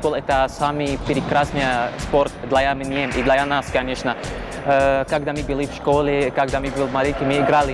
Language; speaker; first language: Russian; non-native, learner; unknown